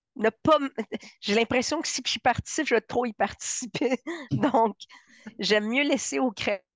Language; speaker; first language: French; non-native, fluent; Spanish